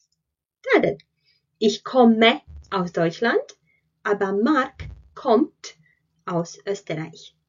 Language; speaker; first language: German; non-native, fluent; Latvian